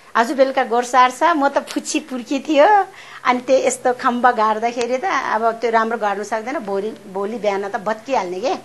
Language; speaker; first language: Nepali; non-native, local second language; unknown